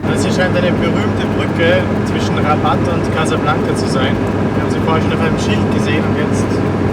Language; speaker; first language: German; native; German